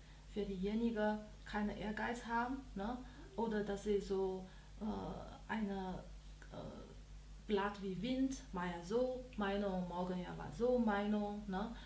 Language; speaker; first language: German; non-native, learner; Chinese